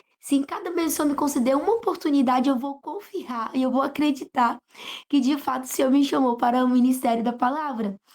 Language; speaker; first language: Portuguese; native; Portuguese